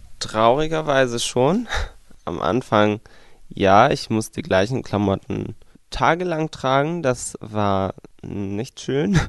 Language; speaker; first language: German; non-native, fluent; Arabic